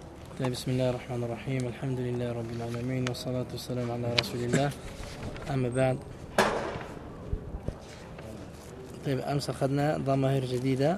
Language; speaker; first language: Arabic; non-native, fluent; French